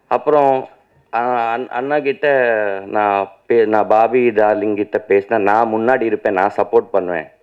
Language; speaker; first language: Tamil; non-native, learner; Telugu